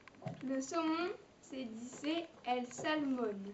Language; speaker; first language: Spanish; non-native, learner; French